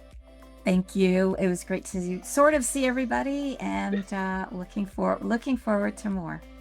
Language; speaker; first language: English; native; English